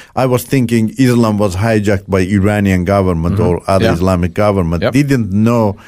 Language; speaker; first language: English; non-native, fluent; Turkish